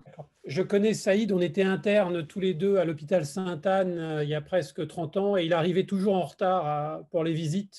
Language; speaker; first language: French; native; French